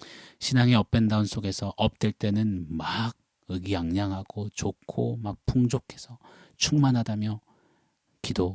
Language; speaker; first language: Korean; native; Korean